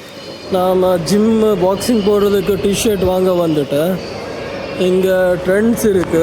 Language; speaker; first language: Tamil; non-native, learner; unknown